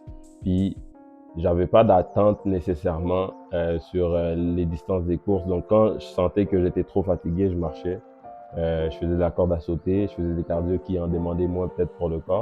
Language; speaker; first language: French; native; French